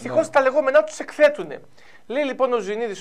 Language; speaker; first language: Greek; native; Greek